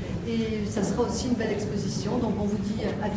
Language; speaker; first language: French; native; French